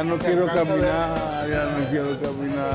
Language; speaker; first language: Spanish; native; Spanish